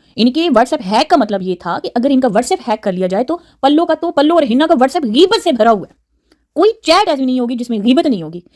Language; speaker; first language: Urdu; native; Urdu